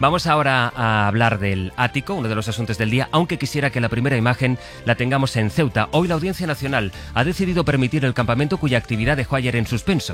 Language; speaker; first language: Spanish; native; Spanish